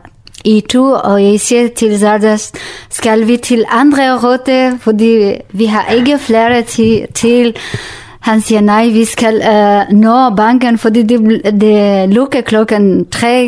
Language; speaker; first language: Danish; non-native, learner; Kurdish